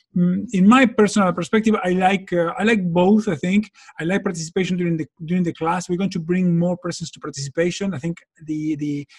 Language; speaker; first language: English; non-native, fluent; Spanish